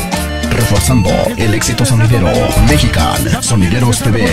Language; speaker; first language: Spanish; native; Spanish